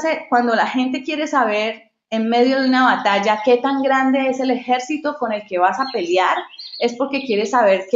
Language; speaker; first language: Spanish; native; Spanish